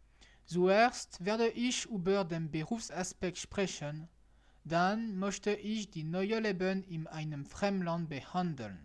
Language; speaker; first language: German; non-native, learner; French